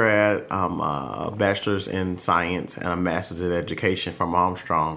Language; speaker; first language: English; native; English